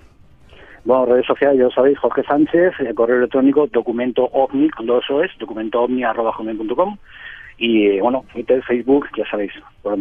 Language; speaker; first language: Spanish; native; Spanish